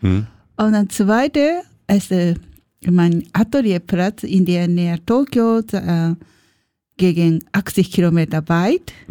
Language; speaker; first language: German; non-native, learner; Japanese